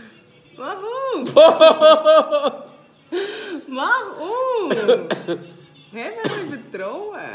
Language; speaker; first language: German; native; German